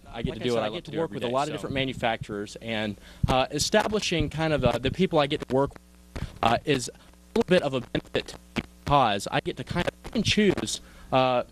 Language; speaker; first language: English; native; English